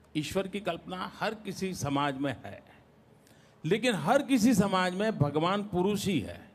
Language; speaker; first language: Hindi; non-native, local second language; Gujarati